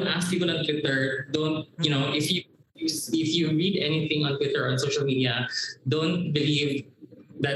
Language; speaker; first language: English; non-native, local second language; Cebuano